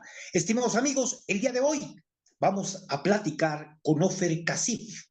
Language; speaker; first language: Spanish; native; Spanish